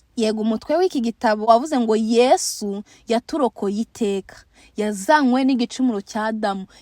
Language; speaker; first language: Kinyarwanda; native; Kinyarwanda